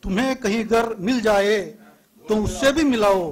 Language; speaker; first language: Hindi; non-native, local second language; Marathi